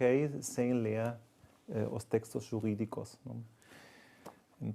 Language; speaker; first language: Portuguese; non-native, fluent; German